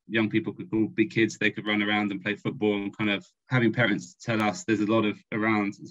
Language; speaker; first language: English; native; English